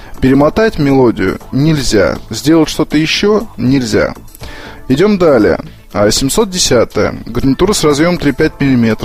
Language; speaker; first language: Russian; native; Russian